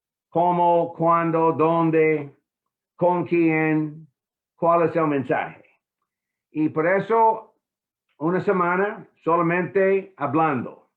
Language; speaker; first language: Spanish; non-native, fluent; English